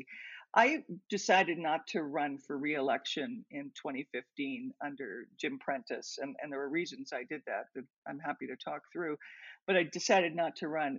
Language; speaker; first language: English; native; English